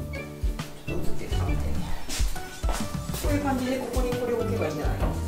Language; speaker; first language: Japanese; native; Japanese